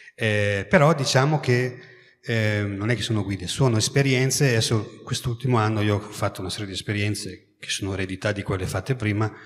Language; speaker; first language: Italian; native; Italian